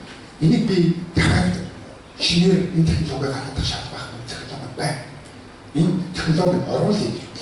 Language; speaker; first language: Mongolian; early bilingual, heritage; Mongolian